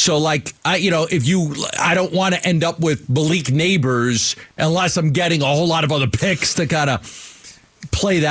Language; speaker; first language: English; native; English